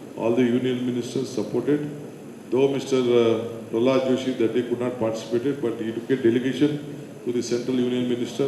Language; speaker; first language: English; non-native, local second language; Kannada